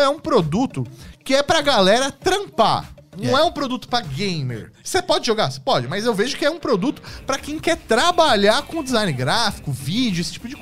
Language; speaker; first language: Portuguese; native; Portuguese